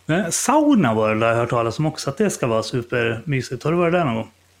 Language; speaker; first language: Swedish; native; Swedish